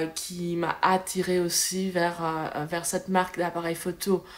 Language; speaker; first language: French; native; French